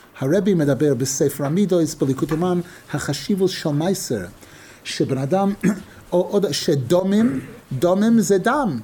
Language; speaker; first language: Hebrew; non-native, fluent; English